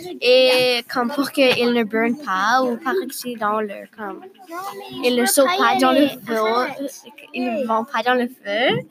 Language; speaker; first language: French; non-native, learner; English